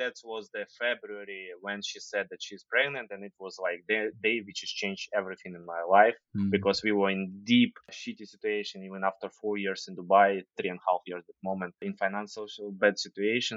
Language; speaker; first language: English; non-native, fluent; Ukrainian